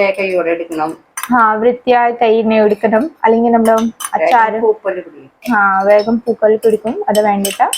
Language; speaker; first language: Malayalam; non-native, learner; Hindi